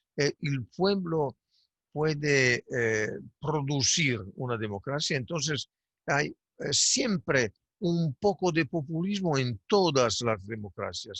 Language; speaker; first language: Spanish; non-native, fluent; Italian